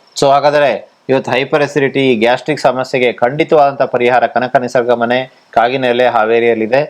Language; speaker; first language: Kannada; native; Kannada